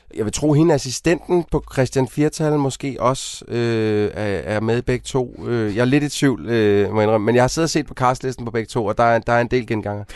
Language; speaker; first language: Danish; native; Danish